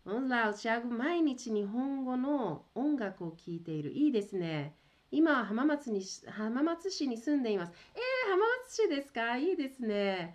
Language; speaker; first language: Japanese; early bilingual, heritage; Portuguese